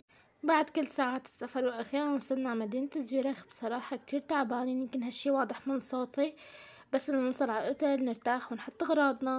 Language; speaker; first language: Arabic; native; Arabic